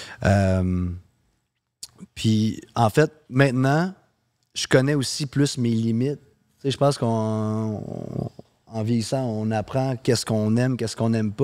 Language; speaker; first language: French; early bilingual, heritage; French